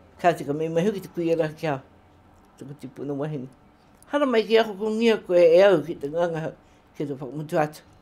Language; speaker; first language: Māori; native; Māori